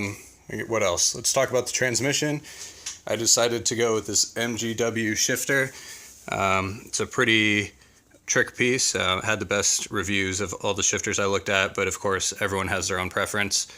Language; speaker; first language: English; native; English